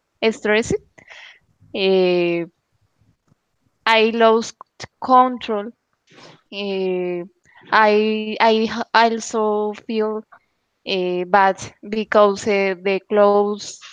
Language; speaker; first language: English; non-native, learner; Spanish